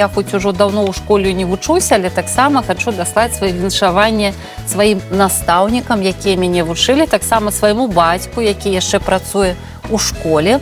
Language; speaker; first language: Belarusian; native; Belarusian